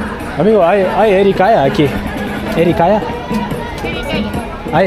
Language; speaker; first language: Spanish; non-native, learner; English